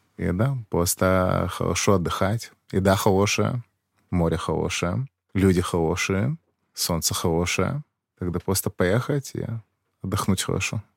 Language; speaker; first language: Russian; early bilingual, heritage; Russian